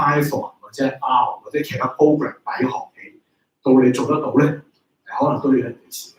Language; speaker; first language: Chinese; native; Chinese